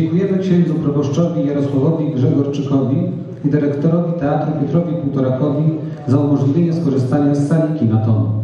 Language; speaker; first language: Polish; native; Polish